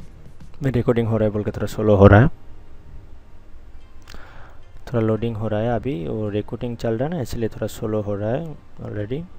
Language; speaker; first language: Hindi; non-native, local second language; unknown